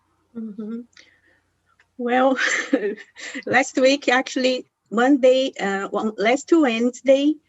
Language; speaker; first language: English; non-native, learner; Portuguese